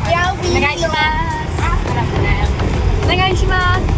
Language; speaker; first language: Japanese; non-native, learner; Burmese